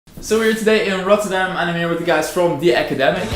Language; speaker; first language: English; non-native, fluent; Dutch